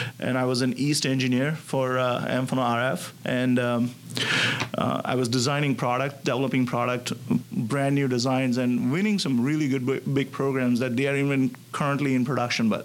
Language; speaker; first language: English; non-native, local second language; Gujarati